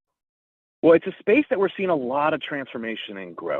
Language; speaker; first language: English; native; English